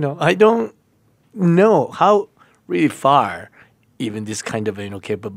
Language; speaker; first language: English; non-native, learner; Japanese